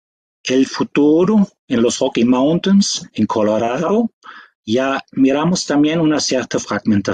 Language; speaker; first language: Spanish; non-native, fluent; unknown